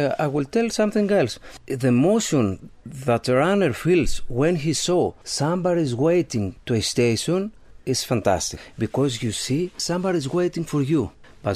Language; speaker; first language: English; non-native, learner; Greek